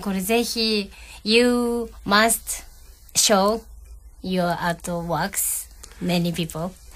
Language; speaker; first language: English; non-native, learner; Japanese